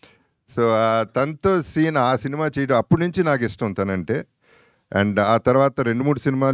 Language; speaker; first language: Telugu; native; Telugu